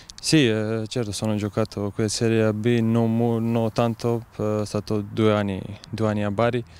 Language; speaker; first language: Italian; non-native, learner; Croatian